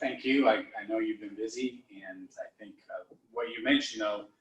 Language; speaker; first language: English; native; English